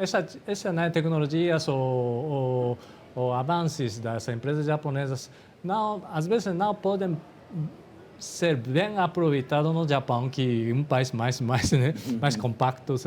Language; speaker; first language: Portuguese; non-native, fluent; Japanese